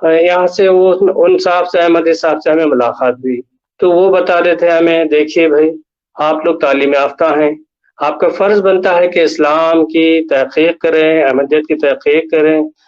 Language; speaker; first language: Urdu; native; Urdu